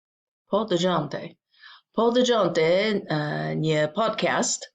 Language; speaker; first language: Albanian; non-native, learner; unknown